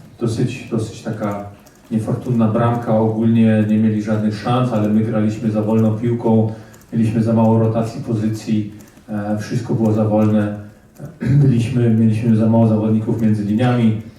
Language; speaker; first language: Polish; early bilingual, heritage; Polish